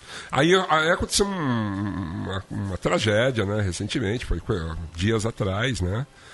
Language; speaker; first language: Portuguese; native; Portuguese